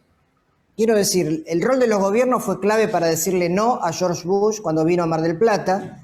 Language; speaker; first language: Spanish; native; Spanish